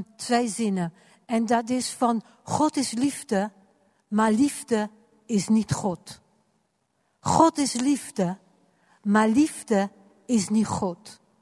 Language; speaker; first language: Dutch; non-native, fluent; French